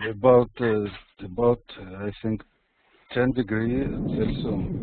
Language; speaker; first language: English; non-native, learner; Russian